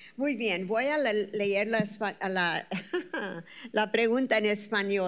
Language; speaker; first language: Spanish; early bilingual, heritage; Spanish